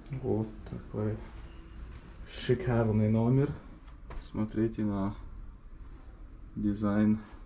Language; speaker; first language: Russian; non-native, local second language; Chechen